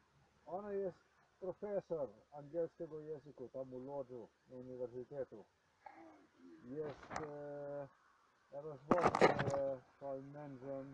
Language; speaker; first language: Polish; non-native, learner; Ukrainian